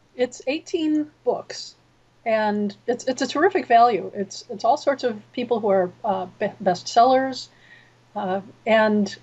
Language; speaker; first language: English; native; English